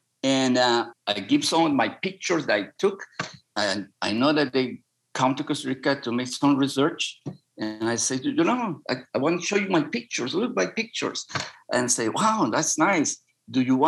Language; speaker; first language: English; non-native, learner; Spanish